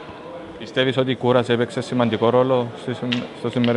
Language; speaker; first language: Greek; native; Greek